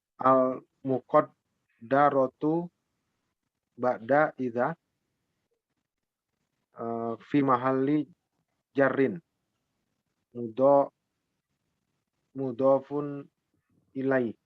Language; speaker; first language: Arabic; non-native, learner; Indonesian